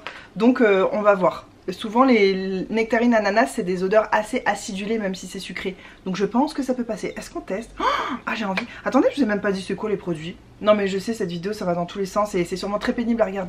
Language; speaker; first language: French; native; French